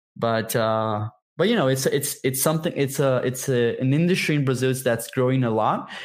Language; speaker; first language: English; non-native, fluent; Portuguese